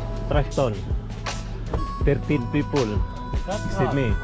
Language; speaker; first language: English; non-native, learner; Filipino